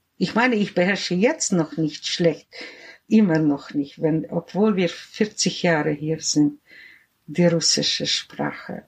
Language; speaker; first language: German; early bilingual, heritage; German